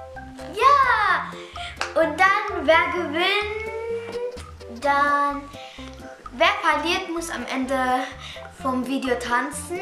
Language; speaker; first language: German; early bilingual, other home language; Arabic